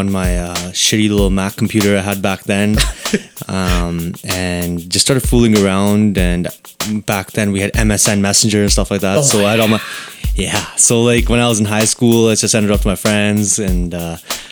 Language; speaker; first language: English; native; English